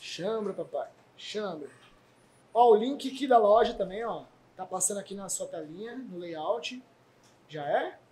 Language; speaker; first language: Portuguese; native; Portuguese